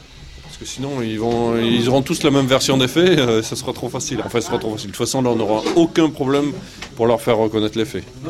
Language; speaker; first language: French; native; French